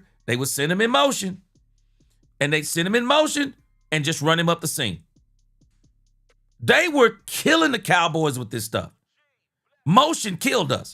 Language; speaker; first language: English; native; English